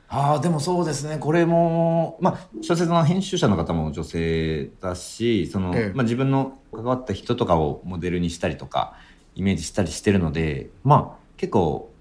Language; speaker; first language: Japanese; native; Japanese